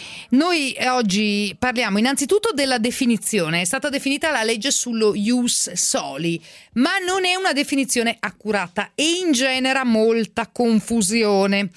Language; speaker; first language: Italian; native; Italian